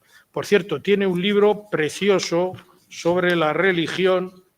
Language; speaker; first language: Spanish; native; Spanish